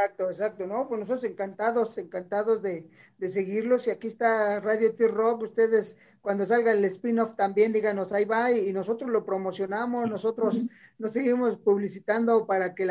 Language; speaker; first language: Spanish; native; Spanish